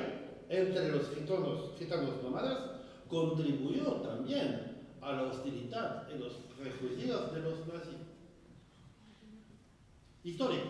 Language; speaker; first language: Spanish; non-native, fluent; French